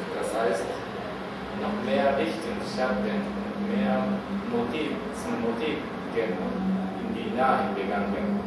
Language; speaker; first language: German; non-native, learner; Japanese